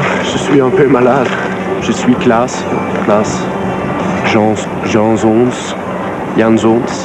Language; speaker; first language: French; non-native, local second language; Dutch